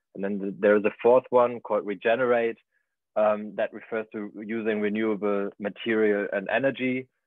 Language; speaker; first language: English; non-native, fluent; German